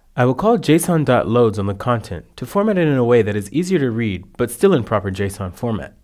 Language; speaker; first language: English; native; English